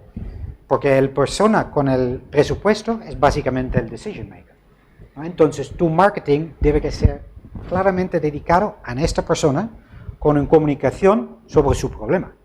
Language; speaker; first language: Spanish; non-native, fluent; Dutch